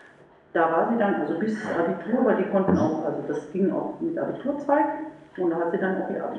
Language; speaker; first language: German; native; German